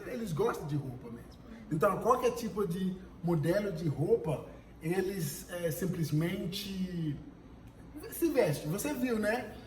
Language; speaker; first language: Portuguese; non-native, fluent; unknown